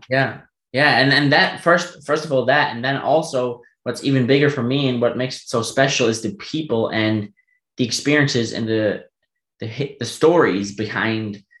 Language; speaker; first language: English; non-native, fluent; German